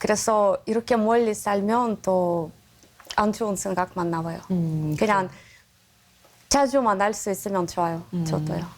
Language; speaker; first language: Korean; non-native, learner; Russian